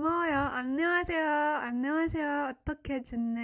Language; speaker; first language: Korean; non-native, learner; English